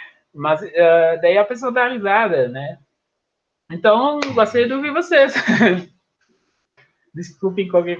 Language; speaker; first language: Portuguese; non-native, fluent; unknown